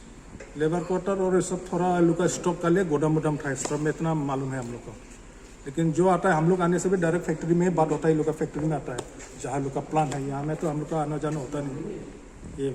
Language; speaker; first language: Hindi; non-native, local second language; Khasi